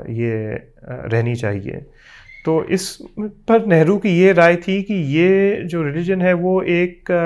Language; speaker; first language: Hindi; native; Hindi